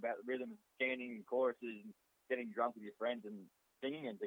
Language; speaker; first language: English; native; English